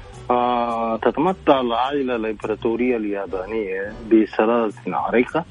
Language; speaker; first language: Arabic; non-native, fluent; Japanese